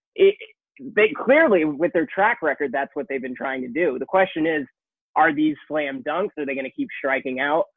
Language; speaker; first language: English; native; English